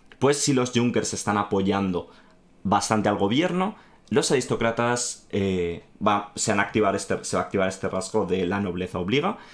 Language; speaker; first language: Spanish; native; Spanish